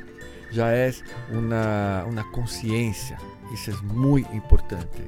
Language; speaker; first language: Spanish; non-native, fluent; Portuguese